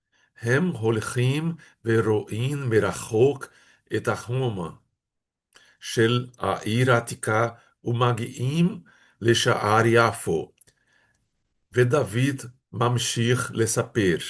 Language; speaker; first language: Hebrew; non-native, fluent; Portuguese